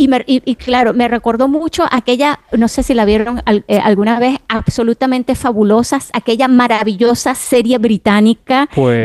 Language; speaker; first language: Spanish; native; Spanish